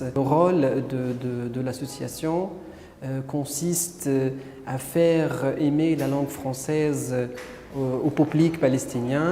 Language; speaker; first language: French; non-native, fluent; Arabic